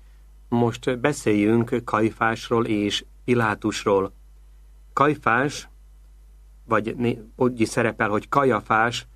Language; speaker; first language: Hungarian; native; Hungarian